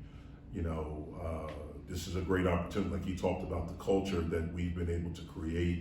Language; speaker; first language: English; native; English